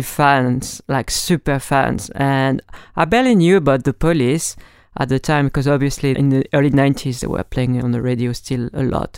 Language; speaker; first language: English; non-native, fluent; French